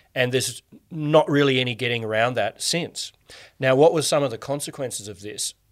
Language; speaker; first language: English; native; English